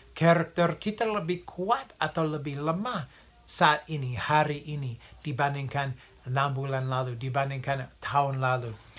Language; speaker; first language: Indonesian; non-native, fluent; English